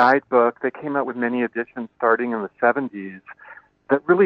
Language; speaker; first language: English; native; English